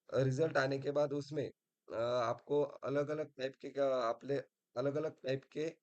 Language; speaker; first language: Hindi; non-native, local second language; Marathi